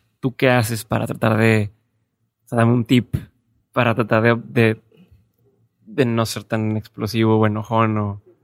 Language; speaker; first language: Spanish; native; Spanish